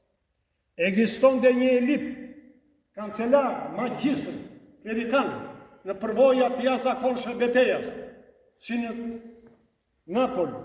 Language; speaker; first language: Albanian; native; Albanian